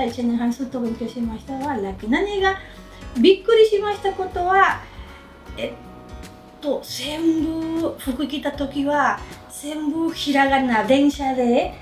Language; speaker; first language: Japanese; non-native, learner; Spanish